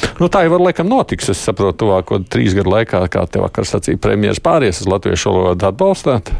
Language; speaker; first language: Latvian; native; Latvian